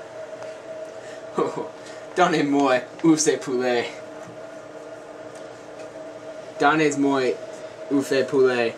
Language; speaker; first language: French; non-native, learner; English